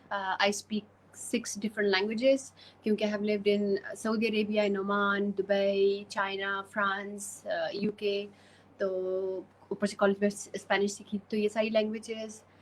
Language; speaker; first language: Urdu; native; Urdu